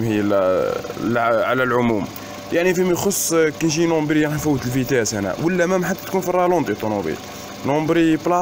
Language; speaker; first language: Arabic; native; Arabic